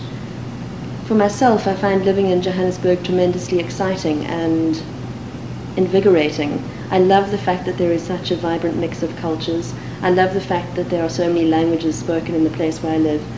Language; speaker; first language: English; native; English